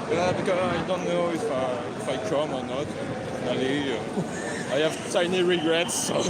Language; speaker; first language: English; non-native, learner; French